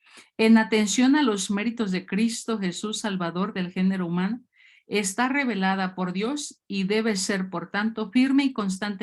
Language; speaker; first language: Spanish; native; Spanish